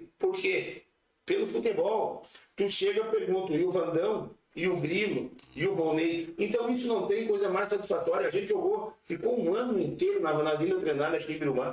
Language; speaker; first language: Portuguese; native; Portuguese